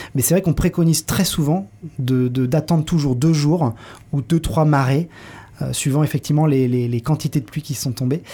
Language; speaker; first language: French; native; French